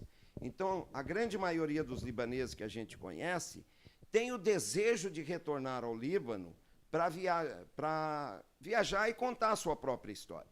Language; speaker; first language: Portuguese; early bilingual, other home language; Arabic